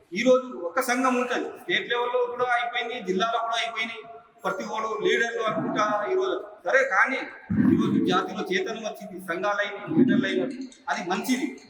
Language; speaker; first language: Telugu; non-native, local second language; Lambadi